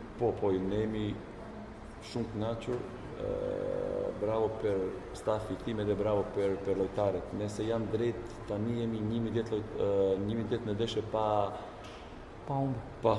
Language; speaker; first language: Albanian; non-native, learner; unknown